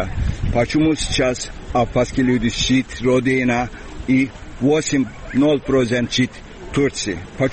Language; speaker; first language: Russian; non-native, learner; Turkish